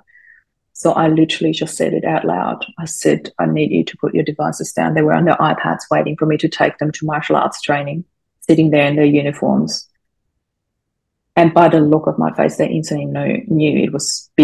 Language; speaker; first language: English; non-native, fluent; German